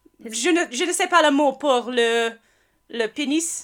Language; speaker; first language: French; non-native, learner; English